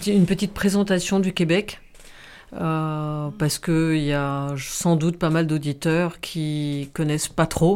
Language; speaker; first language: French; native; French